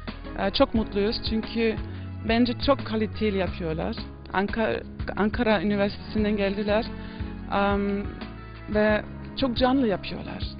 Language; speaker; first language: Turkish; early bilingual, heritage; Turkish